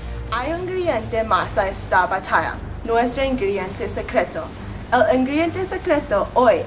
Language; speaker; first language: Spanish; non-native, learner; English